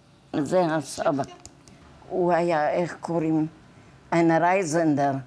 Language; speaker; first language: Hebrew; non-native, fluent; Czech